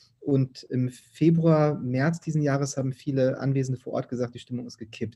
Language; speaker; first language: German; native; German